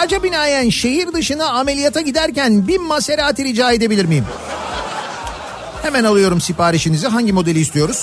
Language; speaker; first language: Turkish; native; Turkish